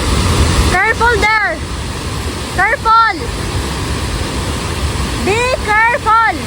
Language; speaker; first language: English; non-native, local second language; Filipino